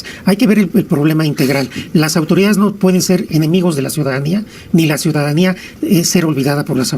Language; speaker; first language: Spanish; native; Spanish